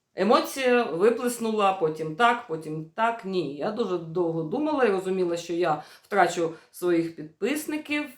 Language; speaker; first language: Ukrainian; non-native, local second language; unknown